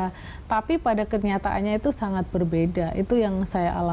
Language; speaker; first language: Indonesian; native; Indonesian